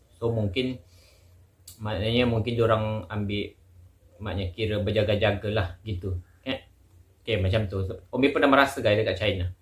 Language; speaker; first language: Malay; native; Malay